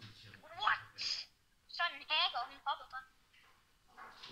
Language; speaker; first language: Danish; native; Danish